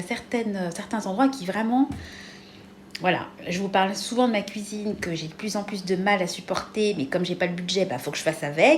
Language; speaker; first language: French; native; French